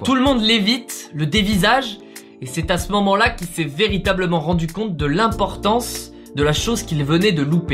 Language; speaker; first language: French; native; French